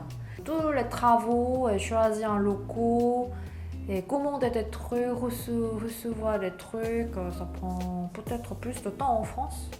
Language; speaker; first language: French; non-native, learner; Korean